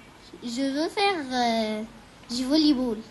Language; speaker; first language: French; non-native, fluent; Arabic